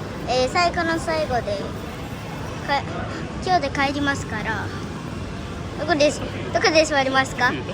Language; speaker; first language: Japanese; early bilingual, heritage; Japanese